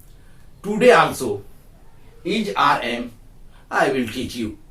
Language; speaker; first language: English; non-native, learner; Hindi